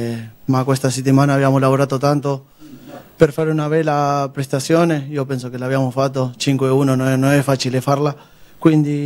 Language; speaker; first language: Italian; non-native, fluent; Spanish